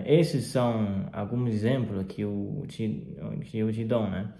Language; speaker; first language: Portuguese; non-native, fluent; Chinese